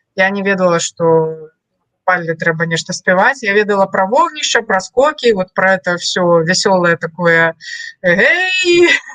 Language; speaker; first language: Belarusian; non-native, local second language; Russian